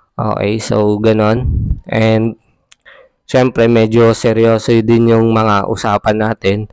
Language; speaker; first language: Filipino; native; Filipino